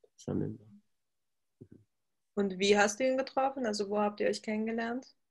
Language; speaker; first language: German; non-native, fluent; Spanish